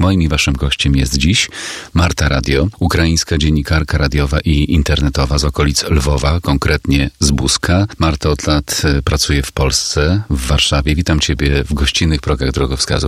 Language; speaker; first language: Polish; native; Polish